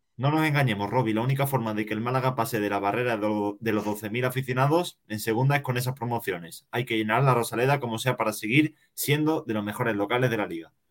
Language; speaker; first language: Spanish; native; Spanish